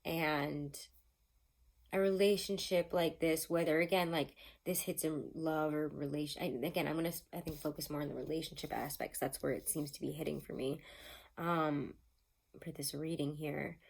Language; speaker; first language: English; native; English